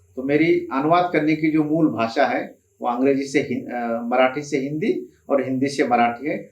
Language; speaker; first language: Hindi; non-native, local second language; Marathi